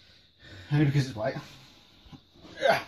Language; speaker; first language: English; native; English